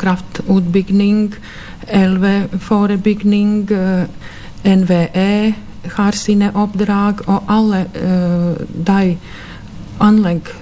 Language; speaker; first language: Norwegian; non-native, fluent; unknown